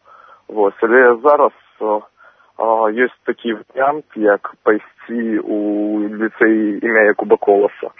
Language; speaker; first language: Belarusian; non-native, local second language; Russian